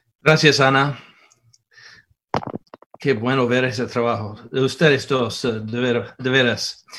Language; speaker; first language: Spanish; non-native, fluent; English